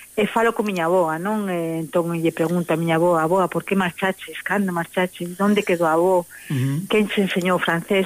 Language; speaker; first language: Galician; early bilingual, heritage; Galician